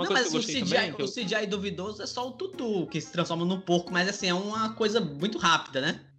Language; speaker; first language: Portuguese; native; Portuguese